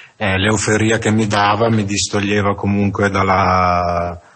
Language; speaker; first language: Italian; native; Italian